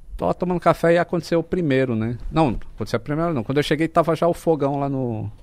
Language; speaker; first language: Portuguese; native; Portuguese